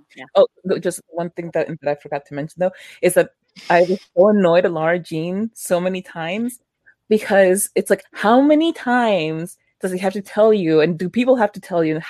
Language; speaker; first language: English; early bilingual, other home language; Spanish